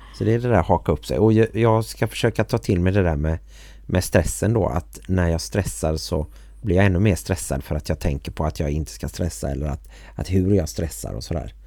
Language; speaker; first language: Swedish; native; Swedish